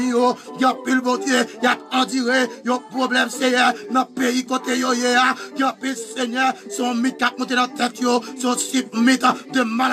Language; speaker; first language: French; non-native, local second language; Haitian Creole